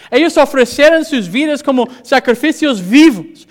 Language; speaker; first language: Spanish; non-native, fluent; English